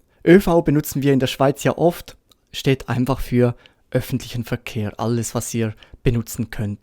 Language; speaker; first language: German; native; German